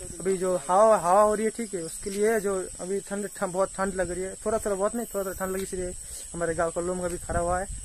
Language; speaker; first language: Hindi; non-native, local second language; Bangla